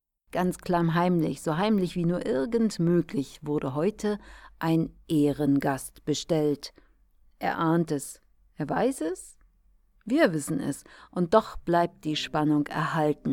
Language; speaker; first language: German; native; German